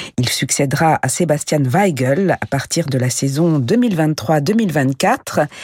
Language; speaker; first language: French; native; French